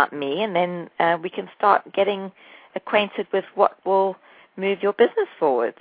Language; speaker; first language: English; native; English